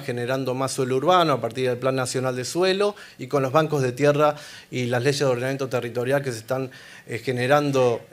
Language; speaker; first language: Spanish; native; Spanish